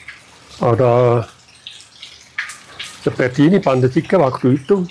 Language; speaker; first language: Indonesian; non-native, fluent; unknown